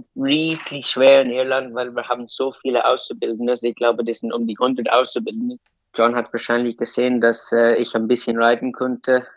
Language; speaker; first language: German; non-native, fluent; English